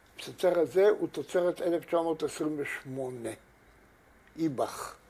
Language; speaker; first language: Hebrew; native; Hebrew